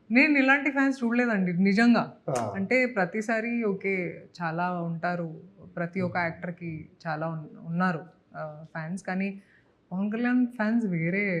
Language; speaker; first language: Telugu; non-native, fluent; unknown